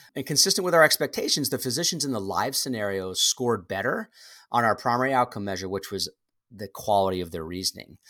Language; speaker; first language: English; native; English